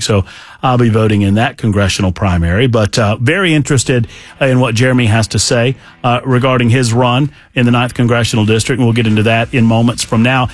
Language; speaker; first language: English; native; English